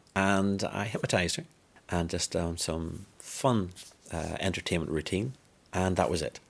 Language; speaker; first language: English; native; English